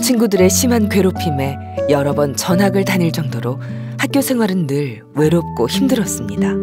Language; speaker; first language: Korean; native; Korean